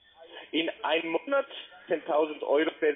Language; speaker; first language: German; non-native, learner; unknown